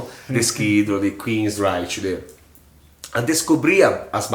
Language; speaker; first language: Portuguese; non-native, fluent; Italian